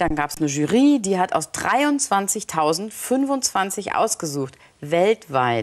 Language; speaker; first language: German; native; German